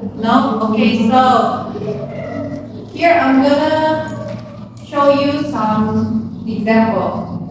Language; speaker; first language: English; non-native, fluent; Indonesian